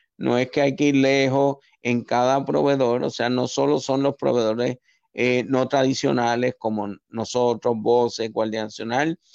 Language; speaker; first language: Spanish; native; Spanish